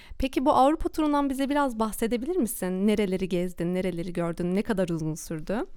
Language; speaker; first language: Turkish; early bilingual, heritage; Turkish